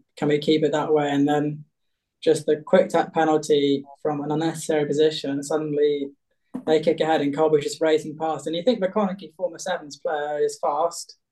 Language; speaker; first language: English; native; English